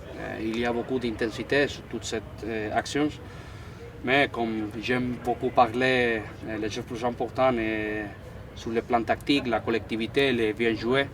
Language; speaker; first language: French; non-native, fluent; Spanish